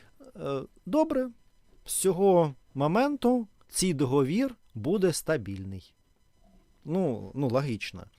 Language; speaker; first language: Ukrainian; non-native, learner; Russian